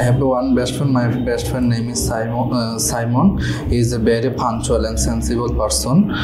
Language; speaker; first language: English; non-native, learner; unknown